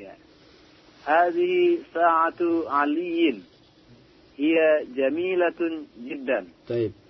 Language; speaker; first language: Arabic; non-native, learner; Indonesian